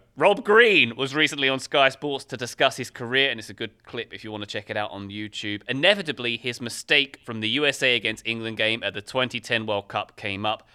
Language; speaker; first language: English; native; English